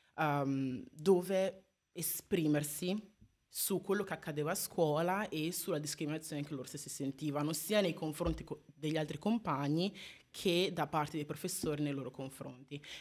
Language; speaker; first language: Italian; native; Italian